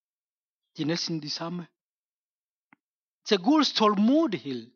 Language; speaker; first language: Danish; non-native, fluent; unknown